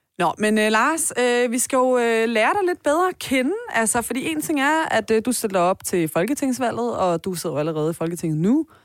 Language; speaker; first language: Danish; early bilingual, other home language; Persian